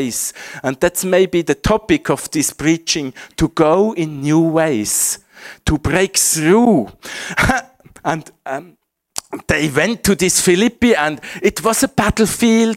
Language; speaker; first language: English; non-native, fluent; Swiss German